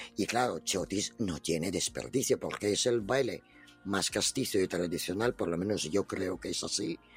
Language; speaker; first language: Spanish; non-native, fluent; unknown